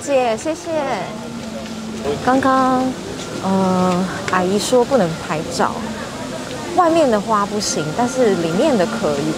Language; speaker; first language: Chinese; native; Chinese